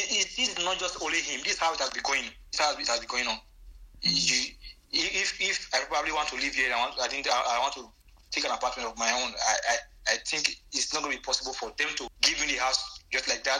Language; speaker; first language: English; non-native, local second language; Bini